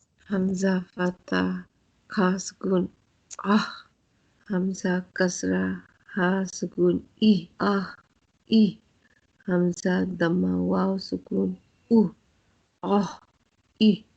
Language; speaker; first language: Arabic; non-native, learner; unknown